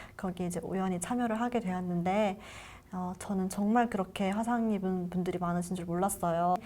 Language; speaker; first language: Korean; native; Korean